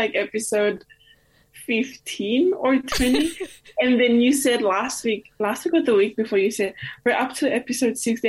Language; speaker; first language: English; non-native, fluent; Indonesian